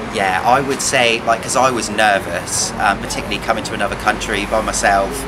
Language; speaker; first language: English; native; English